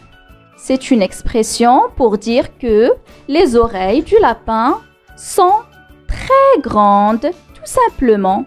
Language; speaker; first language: French; non-native, local second language; Arabic